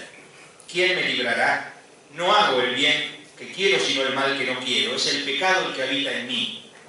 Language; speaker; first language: Spanish; native; Spanish